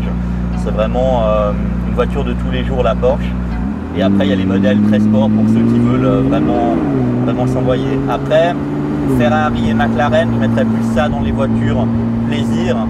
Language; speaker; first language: French; native; French